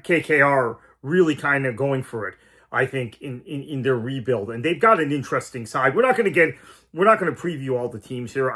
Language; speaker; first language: English; native; English